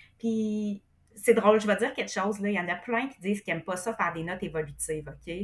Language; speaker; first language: French; native; French